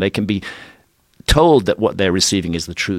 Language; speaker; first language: English; native; English